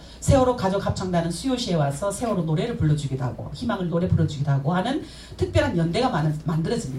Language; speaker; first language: Korean; native; Korean